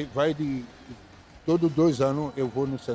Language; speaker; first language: Portuguese; non-native, fluent; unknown